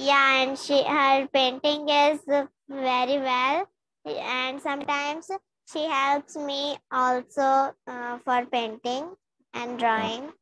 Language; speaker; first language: English; non-native, learner; Hindi